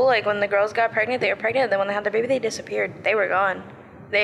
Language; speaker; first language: English; early bilingual, other home language; Spanish